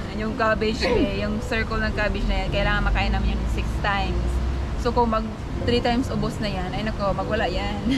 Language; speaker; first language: Filipino; non-native, local second language; Cebuano